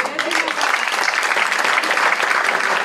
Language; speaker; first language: Hebrew; non-native, local second language; Arabic